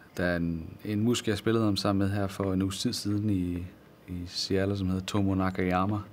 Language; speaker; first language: Danish; native; Danish